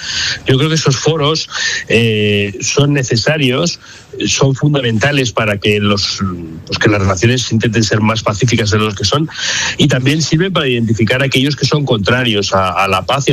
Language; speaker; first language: Spanish; native; Spanish